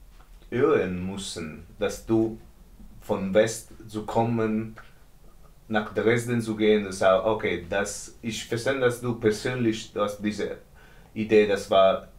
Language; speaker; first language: German; non-native, learner; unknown